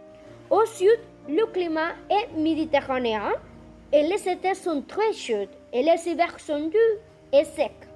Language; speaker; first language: French; non-native, learner; Spanish